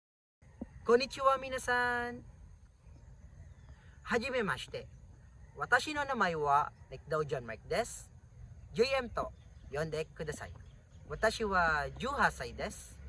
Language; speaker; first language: Japanese; non-native, learner; Filipino